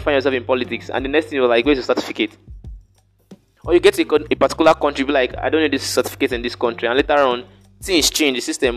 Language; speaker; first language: English; non-native, local second language; Yoruba